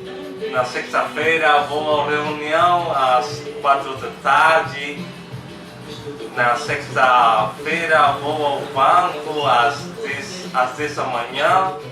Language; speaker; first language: Portuguese; non-native, learner; Spanish